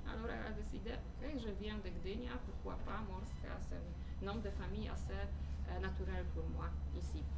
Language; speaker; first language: French; non-native, fluent; Polish